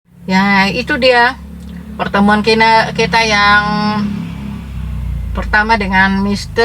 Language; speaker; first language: Indonesian; native; Indonesian